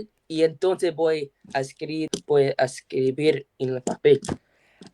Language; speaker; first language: Spanish; non-native, learner; English